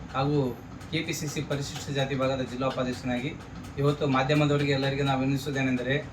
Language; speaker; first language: Kannada; non-native, local second language; Lambadi